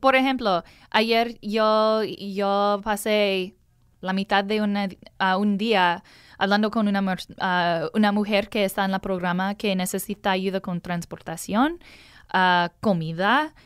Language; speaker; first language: Spanish; non-native, learner; English